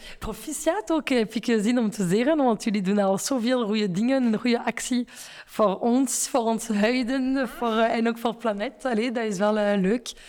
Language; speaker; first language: Dutch; non-native, fluent; French